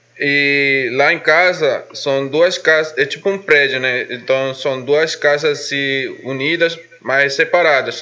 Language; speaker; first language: Portuguese; non-native, fluent; Spanish